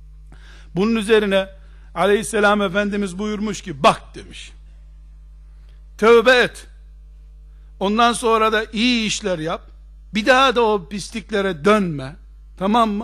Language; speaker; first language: Turkish; native; Turkish